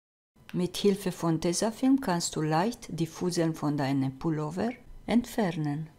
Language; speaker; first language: German; non-native, fluent; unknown